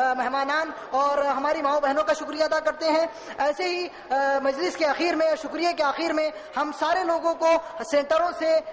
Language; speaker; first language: Urdu; native; Urdu